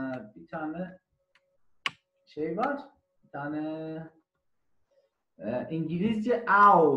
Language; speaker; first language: Turkish; non-native, learner; German